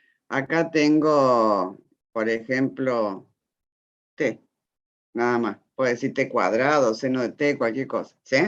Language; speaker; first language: Spanish; native; Spanish